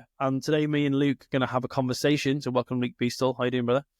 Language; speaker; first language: English; native; English